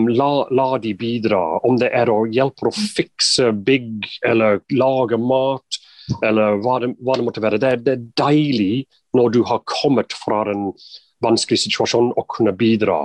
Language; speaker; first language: Norwegian; non-native, fluent; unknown